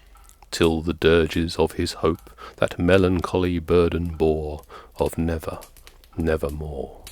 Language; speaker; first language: English; native; English